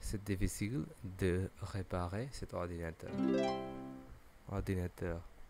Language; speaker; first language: French; non-native, learner; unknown